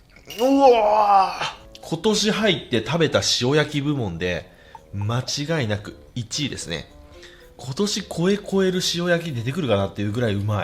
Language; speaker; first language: Japanese; native; Japanese